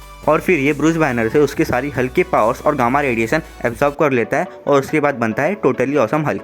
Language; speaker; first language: Hindi; native; Hindi